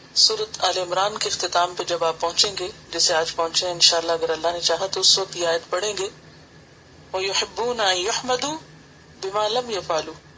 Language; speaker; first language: Urdu; native; Urdu